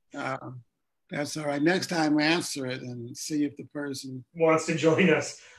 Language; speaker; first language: English; native; English